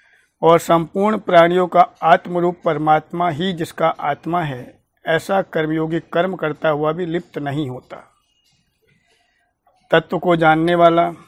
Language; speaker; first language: Hindi; native; Hindi